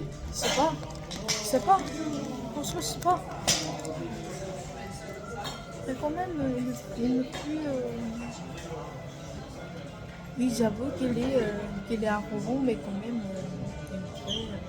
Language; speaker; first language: French; non-native, learner; Korean